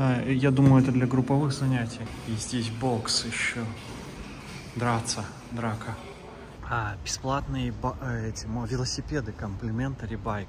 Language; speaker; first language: Russian; native; Russian